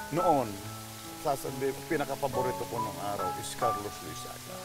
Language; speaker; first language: Filipino; native; Filipino